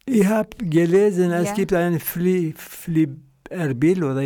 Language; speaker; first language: German; non-native, fluent; Central Kurdish